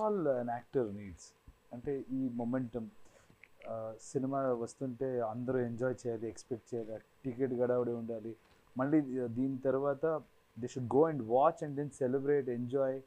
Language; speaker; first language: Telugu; non-native, fluent; Kannada